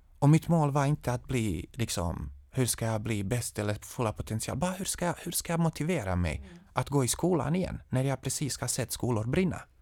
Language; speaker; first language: Swedish; non-native, fluent; Serbian